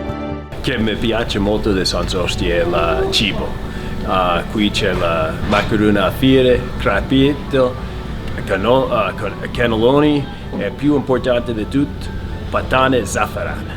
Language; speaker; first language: Italian; early bilingual, heritage; Italian